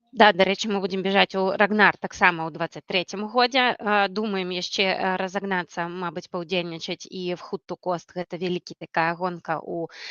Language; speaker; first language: Belarusian; non-native, local second language; Russian